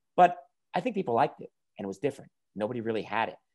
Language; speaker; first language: English; native; English